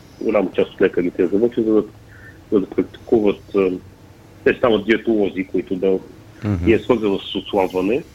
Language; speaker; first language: Bulgarian; native; Bulgarian